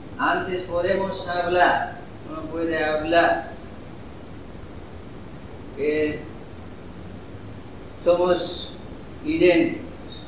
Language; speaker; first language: Spanish; non-native, fluent; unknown